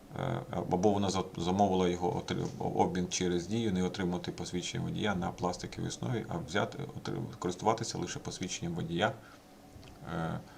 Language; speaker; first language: Ukrainian; native; Ukrainian